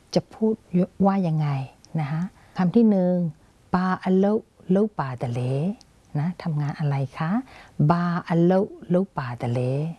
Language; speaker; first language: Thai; non-native, fluent; Burmese